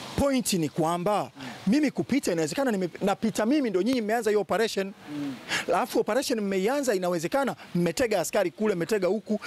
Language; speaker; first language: Swahili; native; Swahili